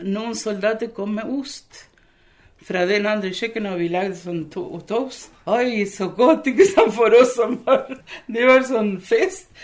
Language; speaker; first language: Norwegian; early bilingual, other home language; Spanish